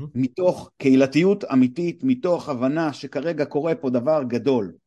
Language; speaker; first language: Hebrew; native; Hebrew